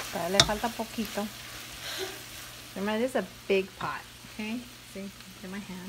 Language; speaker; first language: English; early bilingual, other home language; Spanish